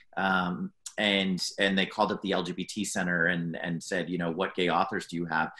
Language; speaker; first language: English; native; English